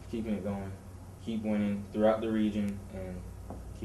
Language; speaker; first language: English; native; English